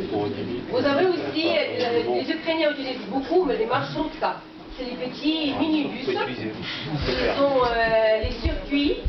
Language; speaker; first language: French; non-native, fluent; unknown